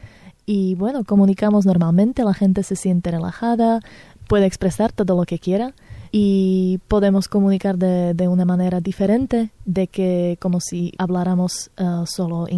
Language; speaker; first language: Spanish; non-native, fluent; Slovak